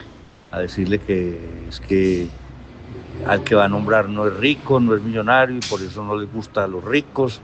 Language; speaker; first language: Spanish; native; Spanish